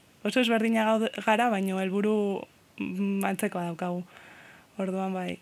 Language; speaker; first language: Basque; non-native, fluent; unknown